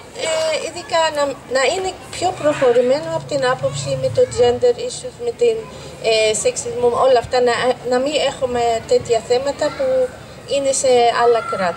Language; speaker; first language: Greek; non-native, fluent; Arabic